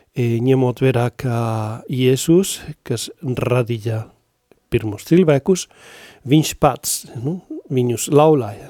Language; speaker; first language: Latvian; non-native, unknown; Spanish